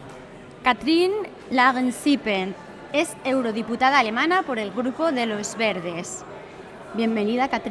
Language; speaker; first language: Spanish; native; Spanish